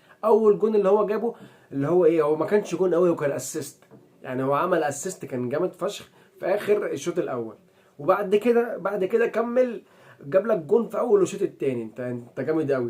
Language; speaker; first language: Arabic; native; Arabic